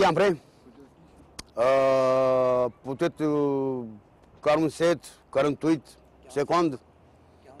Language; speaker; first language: French; non-native, learner; Romanian